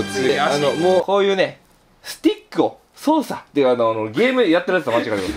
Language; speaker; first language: Japanese; native; Japanese